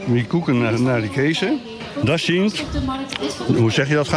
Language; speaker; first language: German; non-native, learner; Dutch